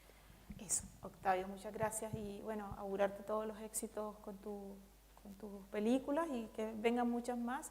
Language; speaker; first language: Spanish; native; Spanish